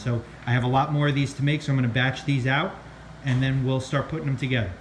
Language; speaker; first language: English; native; English